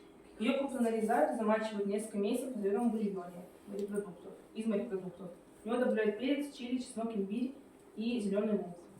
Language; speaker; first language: Russian; native; Russian